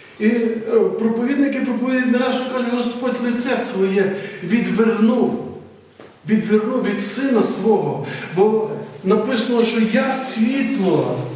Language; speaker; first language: Ukrainian; native; Ukrainian